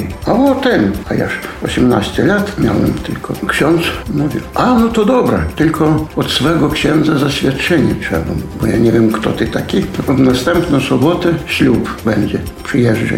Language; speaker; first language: Polish; non-native, local second language; Belarusian